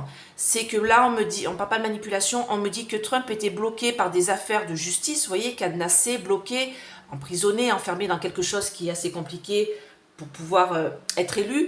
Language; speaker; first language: French; native; French